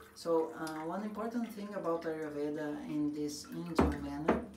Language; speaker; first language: English; non-native, fluent; Portuguese